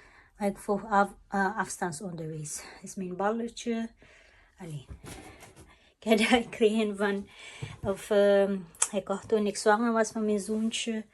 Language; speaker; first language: Dutch; non-native, fluent; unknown